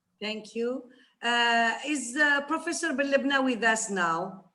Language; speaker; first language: English; non-native, fluent; Arabic